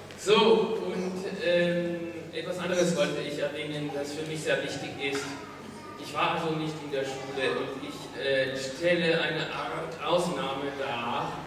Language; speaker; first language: German; non-native, fluent; French